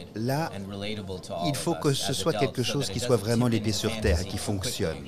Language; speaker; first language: French; non-native, fluent; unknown